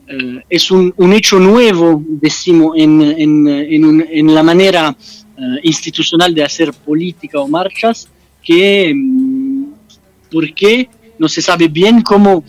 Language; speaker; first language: Spanish; non-native, fluent; French